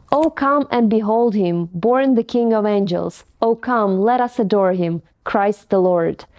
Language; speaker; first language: English; non-native, fluent; Ukrainian